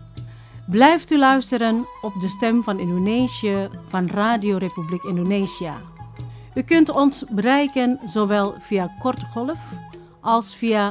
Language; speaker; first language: Dutch; non-native, fluent; Indonesian